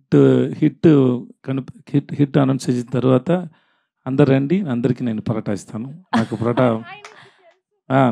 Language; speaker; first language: Telugu; non-native, learner; Tamil